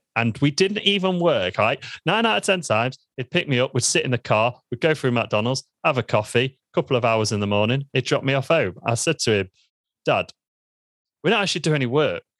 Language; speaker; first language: English; native; English